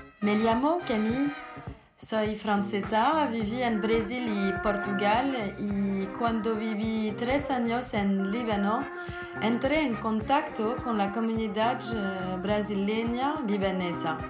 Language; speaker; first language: Spanish; non-native, fluent; French